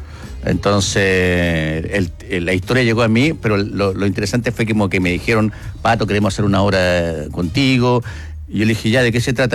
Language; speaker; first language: Spanish; native; Spanish